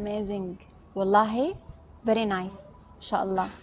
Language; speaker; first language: English; non-native, learner; Arabic